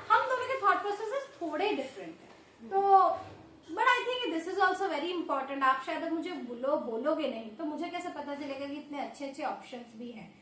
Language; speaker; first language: Hindi; non-native, local second language; Odia